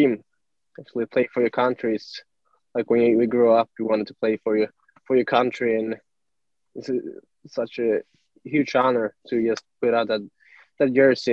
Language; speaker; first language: English; non-native, fluent; Swedish